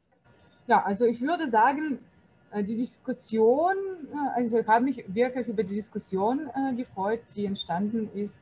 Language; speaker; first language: German; non-native, fluent; Russian